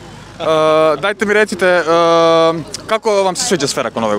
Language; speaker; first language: Croatian; native; Croatian